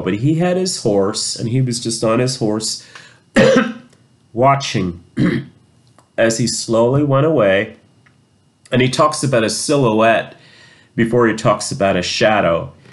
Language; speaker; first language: English; native; English